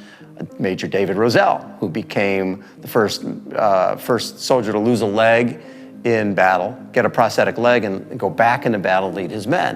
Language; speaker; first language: English; native; English